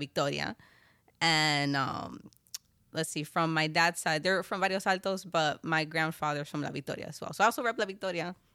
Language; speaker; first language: English; native; English